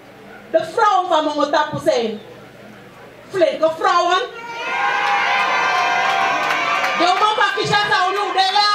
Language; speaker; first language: Dutch; non-native, local second language; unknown